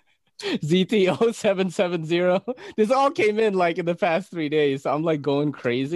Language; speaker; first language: English; early bilingual, other home language; Bikol